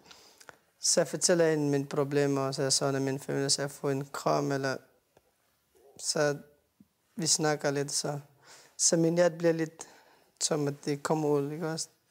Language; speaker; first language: Danish; non-native, learner; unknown